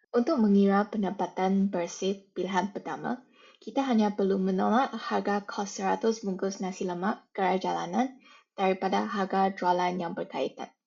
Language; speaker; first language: Malay; native; Malay